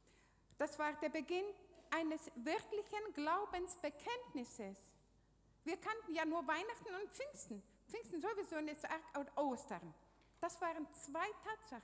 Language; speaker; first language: German; non-native, fluent; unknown